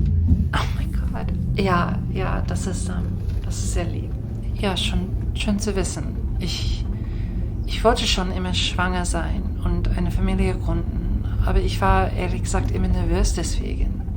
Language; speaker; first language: German; non-native, fluent; English